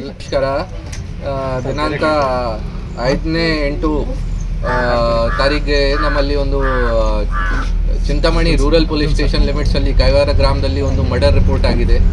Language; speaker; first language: Kannada; non-native, fluent; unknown